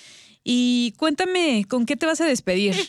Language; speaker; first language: Spanish; native; Spanish